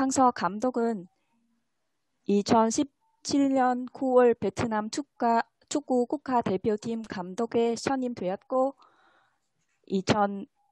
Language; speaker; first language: Korean; non-native, fluent; Vietnamese